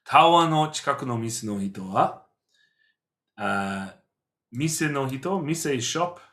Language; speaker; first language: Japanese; non-native, fluent; English